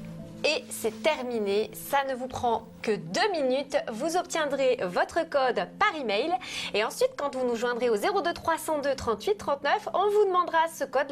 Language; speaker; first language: French; native; French